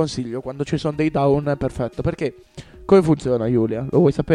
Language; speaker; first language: Italian; native; Italian